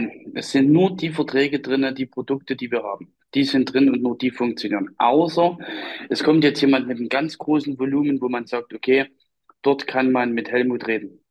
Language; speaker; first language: German; native; German